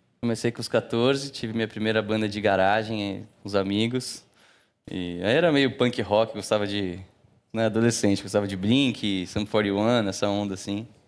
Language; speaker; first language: Portuguese; native; Portuguese